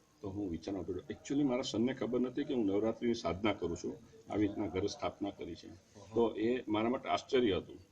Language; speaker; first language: Gujarati; native; Gujarati